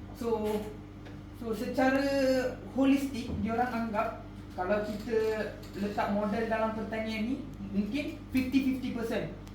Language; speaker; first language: Malay; non-native, local second language; Tamil